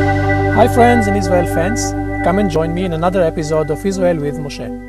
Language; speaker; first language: English; non-native, fluent; Hebrew